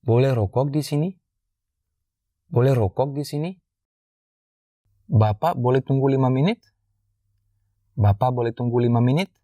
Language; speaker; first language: Indonesian; non-native, fluent; French